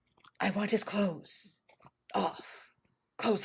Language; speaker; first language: English; native; English